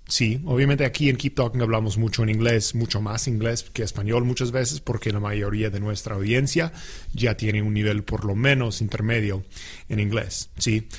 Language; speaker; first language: Spanish; non-native, fluent; English